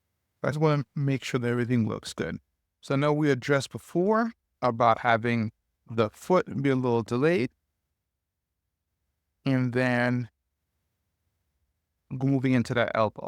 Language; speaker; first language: English; native; English